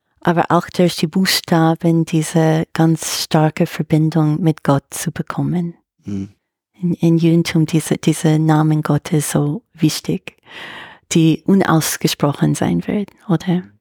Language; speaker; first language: German; non-native, fluent; English